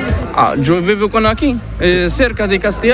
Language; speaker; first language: Spanish; non-native, learner; Arabic